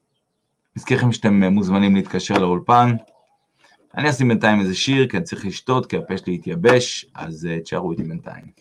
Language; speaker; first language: Hebrew; native; Hebrew